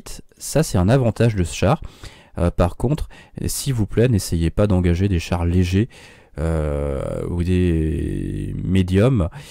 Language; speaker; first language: French; native; French